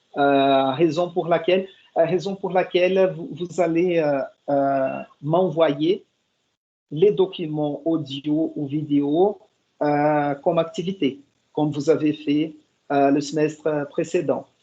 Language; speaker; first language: French; non-native, fluent; Portuguese